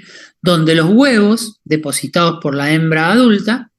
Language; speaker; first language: Spanish; native; Spanish